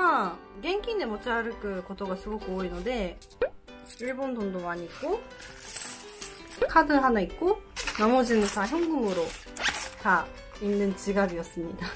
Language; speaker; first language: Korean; non-native, learner; Japanese